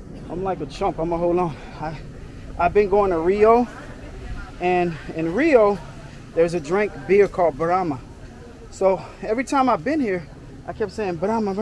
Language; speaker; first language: English; native; English